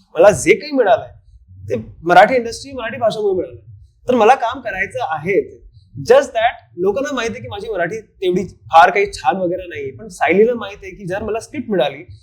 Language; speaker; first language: Marathi; non-native, fluent; Hindi